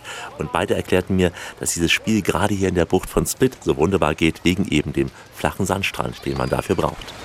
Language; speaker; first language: German; native; German